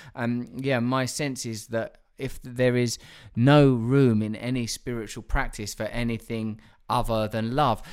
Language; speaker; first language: English; native; English